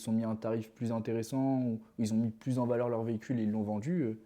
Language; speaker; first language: French; native; French